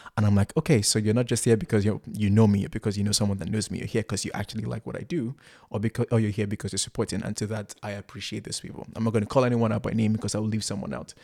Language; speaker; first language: English; non-native, local second language; Igbo